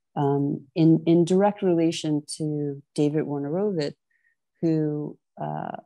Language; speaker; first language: English; native; English